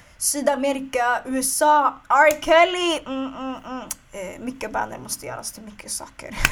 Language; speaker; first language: Swedish; early bilingual, other home language; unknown